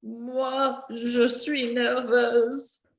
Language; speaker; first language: French; non-native, fluent; English